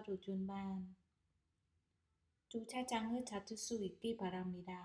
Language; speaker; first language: Korean; non-native, fluent; Khmer